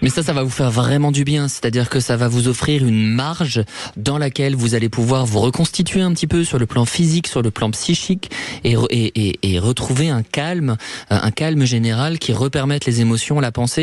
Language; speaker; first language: French; native; French